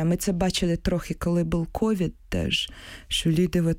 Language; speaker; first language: Ukrainian; early bilingual, heritage; Ukrainian